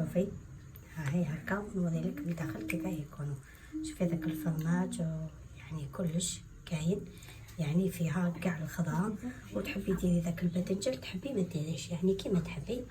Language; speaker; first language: Arabic; native; Arabic